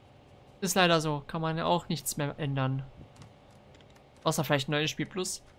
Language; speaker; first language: German; native; German